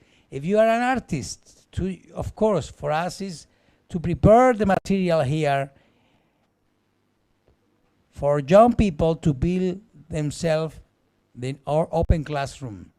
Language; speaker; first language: English; non-native, learner; Spanish